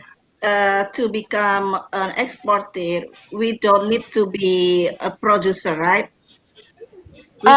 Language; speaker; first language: English; non-native, learner; Indonesian